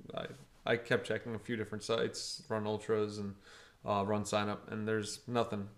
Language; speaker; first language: English; early bilingual, other home language; Portuguese